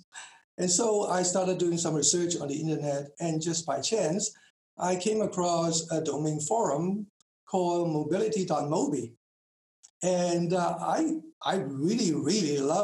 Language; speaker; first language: English; non-native, local second language; Cantonese